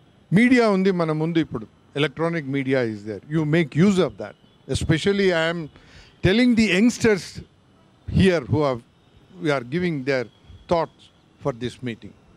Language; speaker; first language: English; non-native, local second language; Telugu